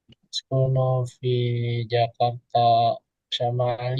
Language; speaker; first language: Arabic; non-native, learner; Indonesian